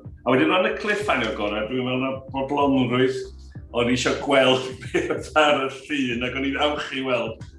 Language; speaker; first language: Welsh; native; Welsh